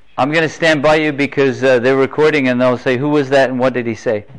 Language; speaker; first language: English; native; English